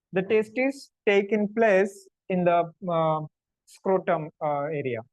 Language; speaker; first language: English; non-native, local second language; Telugu